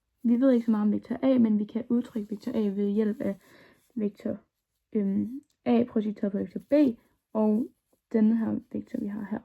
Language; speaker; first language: Danish; native; Danish